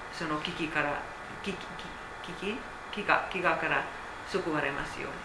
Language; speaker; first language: Japanese; non-native, fluent; Finnish